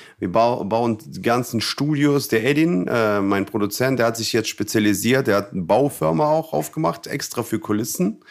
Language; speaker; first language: German; non-native, fluent; Russian